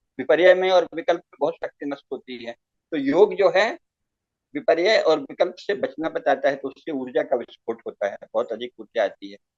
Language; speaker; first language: Hindi; native; Hindi